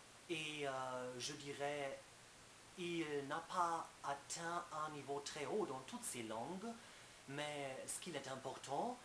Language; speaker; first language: French; non-native, fluent; German